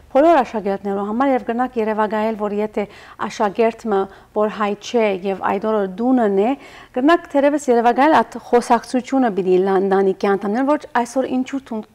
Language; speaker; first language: Armenian; early bilingual, heritage; Armenian